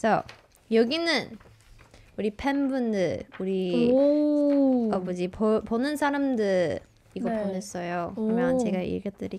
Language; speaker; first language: Korean; non-native, fluent; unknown